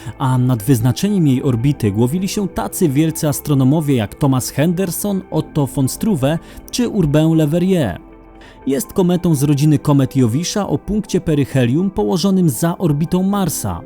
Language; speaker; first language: Polish; native; Polish